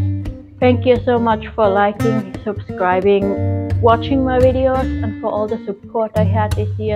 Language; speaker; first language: English; non-native, fluent; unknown